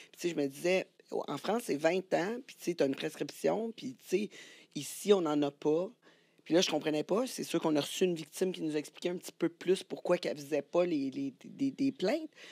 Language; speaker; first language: French; native; French